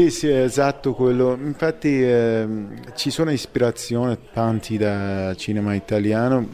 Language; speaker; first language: Italian; non-native, fluent; Persian